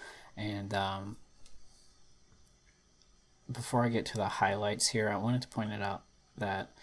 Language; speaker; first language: English; native; English